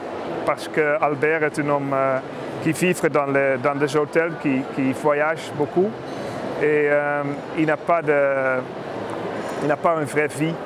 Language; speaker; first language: French; non-native, learner; Dutch